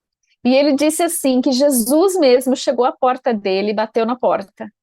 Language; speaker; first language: Portuguese; native; Portuguese